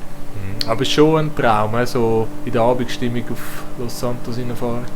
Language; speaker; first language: German; native; German